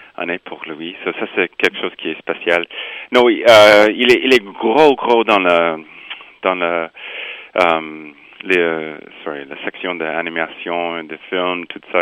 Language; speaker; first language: French; non-native, local second language; English